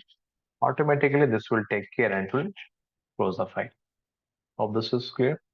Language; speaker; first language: English; non-native, local second language; Hindi